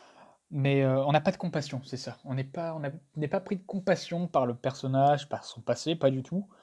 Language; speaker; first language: French; native; French